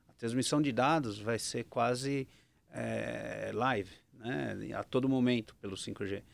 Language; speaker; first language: Portuguese; native; Portuguese